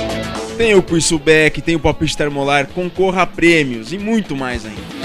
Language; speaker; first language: Portuguese; native; Portuguese